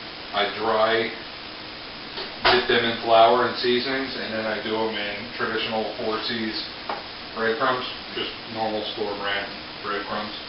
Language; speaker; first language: English; native; English